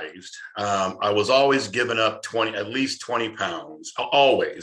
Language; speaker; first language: English; native; English